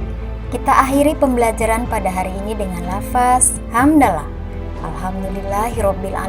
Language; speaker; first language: Indonesian; native; Indonesian